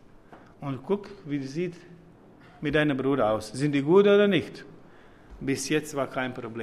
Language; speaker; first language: German; non-native, fluent; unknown